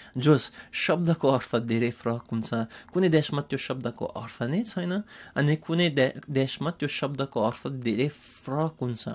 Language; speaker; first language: Nepali; non-native, fluent; English